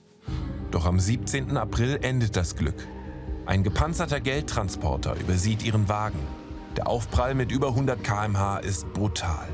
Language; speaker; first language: German; native; German